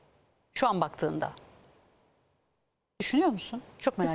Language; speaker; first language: Turkish; native; Turkish